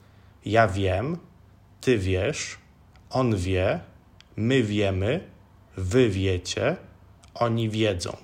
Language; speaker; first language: Polish; non-native, fluent; Czech